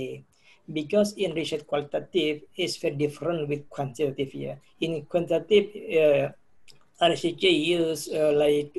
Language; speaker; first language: English; non-native, fluent; Indonesian